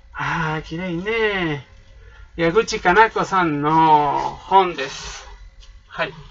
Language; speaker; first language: Japanese; non-native, learner; Spanish